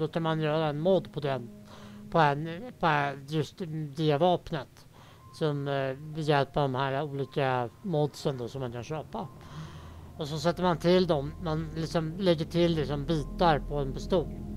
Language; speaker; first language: Swedish; native; Swedish